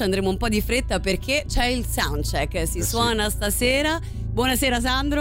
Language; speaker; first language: Italian; native; Italian